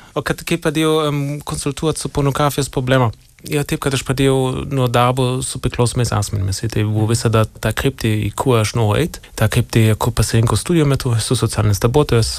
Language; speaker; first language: Lithuanian; non-native, fluent; German